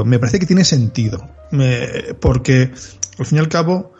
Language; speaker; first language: Spanish; native; Spanish